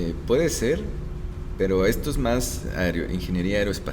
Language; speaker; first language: Spanish; native; Spanish